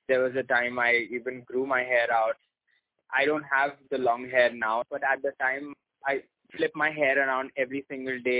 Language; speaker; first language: English; non-native, local second language; Hindi